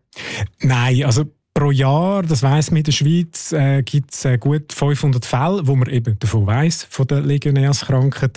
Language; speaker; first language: German; native; German